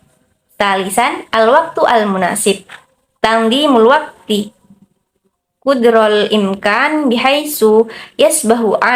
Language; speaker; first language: Arabic; non-native, learner; Indonesian